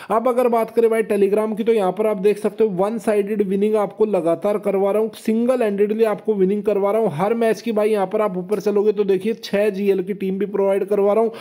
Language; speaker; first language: Hindi; native; Hindi